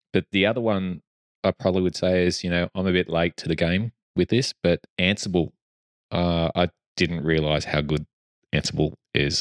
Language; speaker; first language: English; native; English